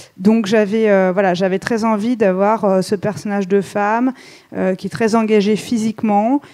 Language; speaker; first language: French; native; French